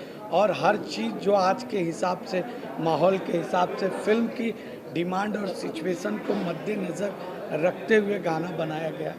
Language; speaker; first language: Hindi; native; Hindi